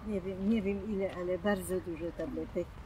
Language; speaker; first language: Polish; non-native, local second language; German